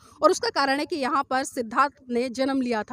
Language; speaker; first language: Hindi; native; Hindi